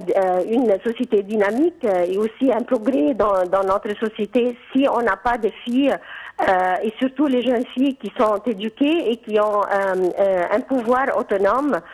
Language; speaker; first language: French; non-native, fluent; Arabic